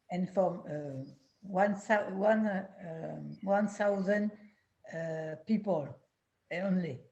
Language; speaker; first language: English; non-native, learner; French